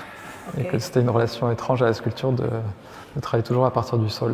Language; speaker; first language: French; native; French